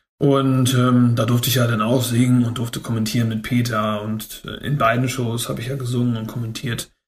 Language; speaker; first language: German; native; German